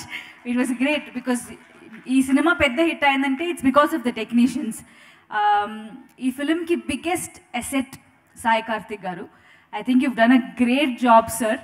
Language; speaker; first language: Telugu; non-native, fluent; Tamil